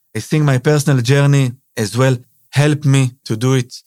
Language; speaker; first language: English; non-native, fluent; Hebrew